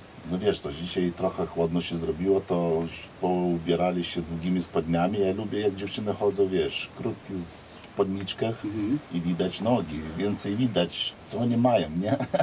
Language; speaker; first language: Polish; non-native, fluent; Lithuanian